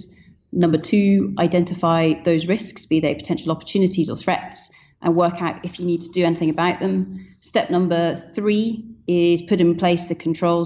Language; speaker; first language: English; native; English